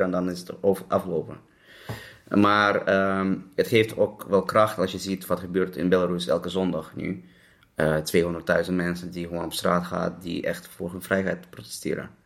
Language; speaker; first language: Dutch; non-native, fluent; Russian